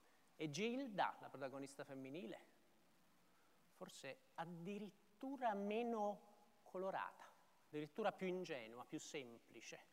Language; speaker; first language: Italian; native; Italian